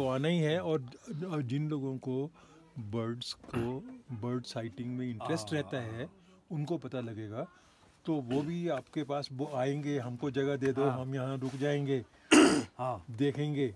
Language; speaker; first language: Hindi; native; Hindi